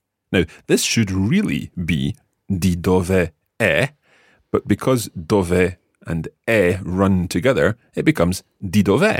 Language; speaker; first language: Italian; non-native, fluent; English